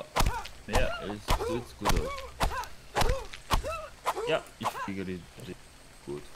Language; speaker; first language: German; non-native, learner; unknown